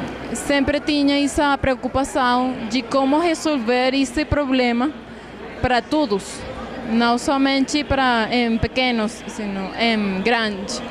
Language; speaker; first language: Portuguese; non-native, fluent; Spanish